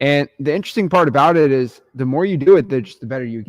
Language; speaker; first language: English; native; English